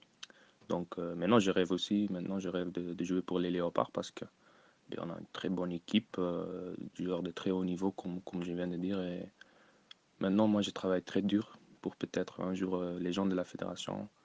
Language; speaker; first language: French; early bilingual, other home language; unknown